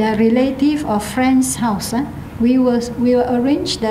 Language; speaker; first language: English; non-native, local second language; Malay